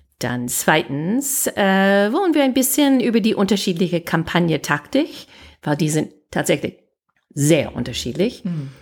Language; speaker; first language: German; non-native, fluent; English